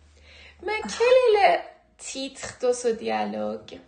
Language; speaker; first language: French; non-native, fluent; Persian